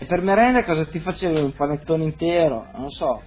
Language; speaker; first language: Italian; native; Italian